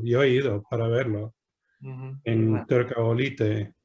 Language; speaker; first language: Spanish; non-native, fluent; English